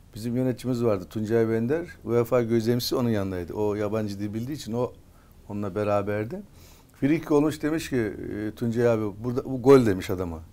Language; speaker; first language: Turkish; native; Turkish